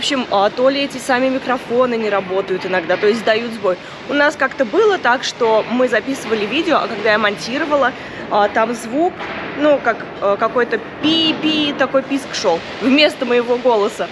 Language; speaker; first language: Russian; native; Russian